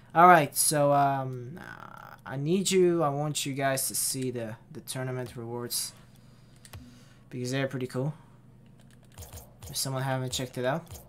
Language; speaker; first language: English; non-native, fluent; Bulgarian